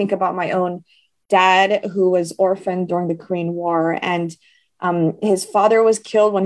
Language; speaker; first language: English; native; English